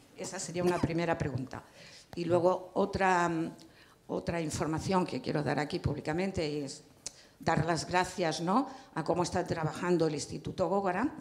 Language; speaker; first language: Spanish; native; Spanish